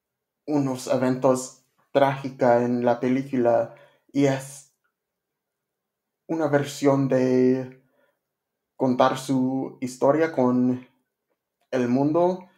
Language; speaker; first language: Spanish; non-native, learner; English